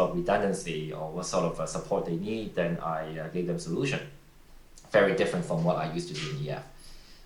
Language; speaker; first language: English; non-native, local second language; Cantonese